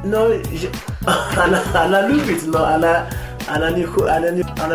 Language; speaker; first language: Russian; non-native, learner; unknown